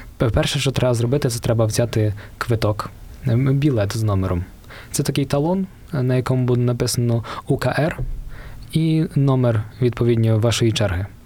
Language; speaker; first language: Ukrainian; native; Ukrainian